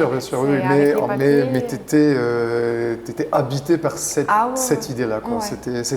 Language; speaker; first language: French; native; French